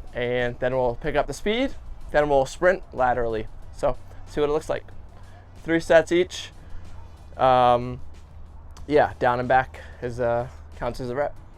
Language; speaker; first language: English; native; English